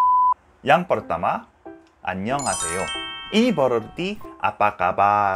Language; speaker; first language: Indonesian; non-native, learner; Korean